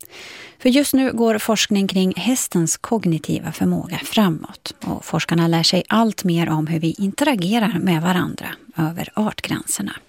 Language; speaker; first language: Swedish; native; Swedish